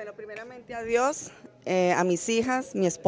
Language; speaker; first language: Spanish; native; Spanish